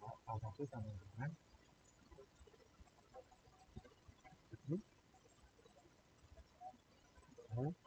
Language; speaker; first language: Indonesian; native; Indonesian